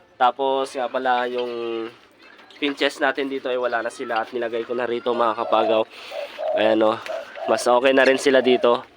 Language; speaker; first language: Filipino; native; Filipino